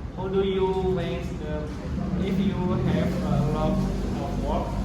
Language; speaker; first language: English; non-native, learner; Indonesian